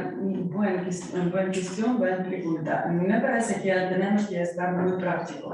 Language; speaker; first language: Spanish; non-native, learner; Ukrainian